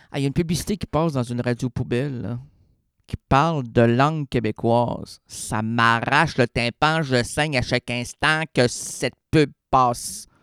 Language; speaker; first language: French; native; French